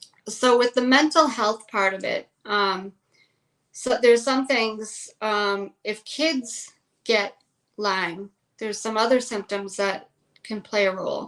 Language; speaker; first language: English; native; English